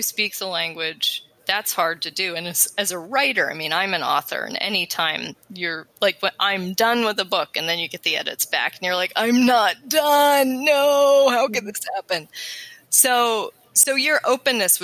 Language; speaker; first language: English; native; English